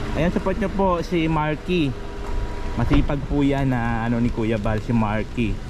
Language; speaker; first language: Filipino; non-native, local second language; Cebuano